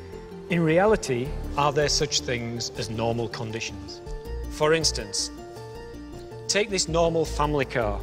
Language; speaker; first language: English; native; English